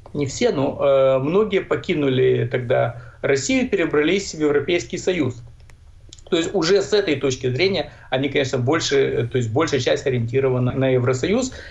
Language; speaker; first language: Russian; native; Russian